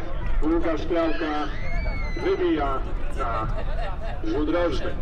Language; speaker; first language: Polish; native; Polish